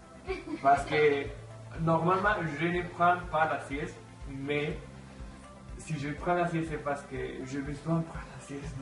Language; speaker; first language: French; non-native, learner; Spanish